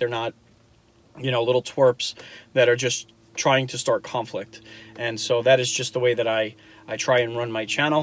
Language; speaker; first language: English; native; English